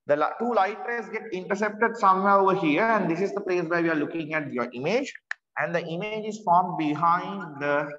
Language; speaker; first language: English; non-native, local second language; Sinhala